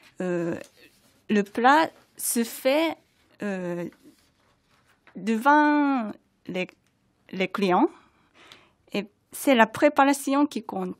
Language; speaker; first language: French; non-native, fluent; Japanese